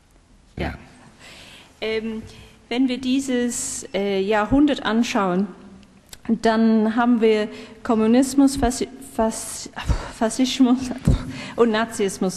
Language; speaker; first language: German; non-native, fluent; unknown